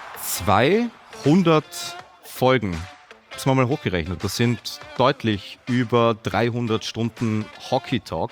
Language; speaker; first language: German; native; German